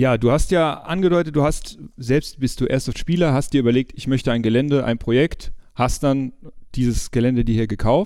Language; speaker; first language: German; native; German